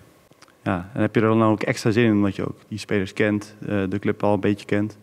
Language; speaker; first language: Dutch; native; Dutch